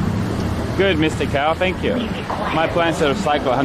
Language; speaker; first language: English; native; English